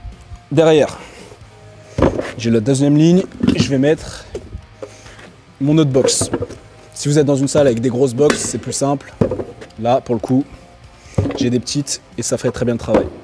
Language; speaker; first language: French; native; French